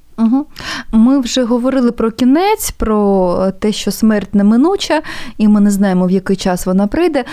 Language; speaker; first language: Ukrainian; native; Ukrainian